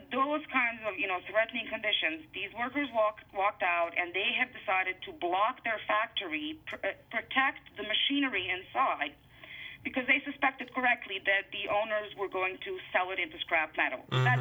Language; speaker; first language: English; non-native, fluent; Bosnian